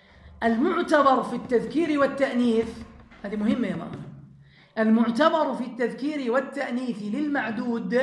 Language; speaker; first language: Arabic; native; Arabic